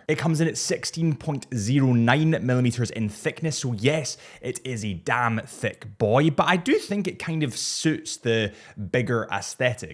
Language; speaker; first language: English; native; English